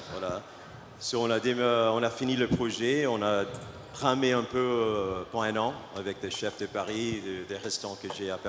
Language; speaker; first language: French; non-native, learner; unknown